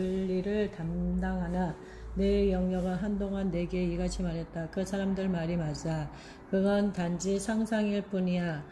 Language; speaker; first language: Korean; native; Korean